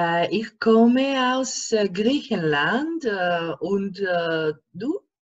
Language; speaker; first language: German; non-native, learner; Greek